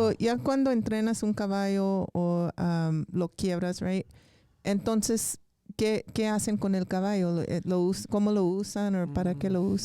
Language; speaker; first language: Spanish; early bilingual, heritage; English